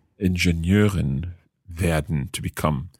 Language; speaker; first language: German; non-native, learner; English